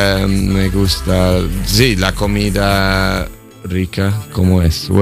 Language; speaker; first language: Spanish; non-native, fluent; English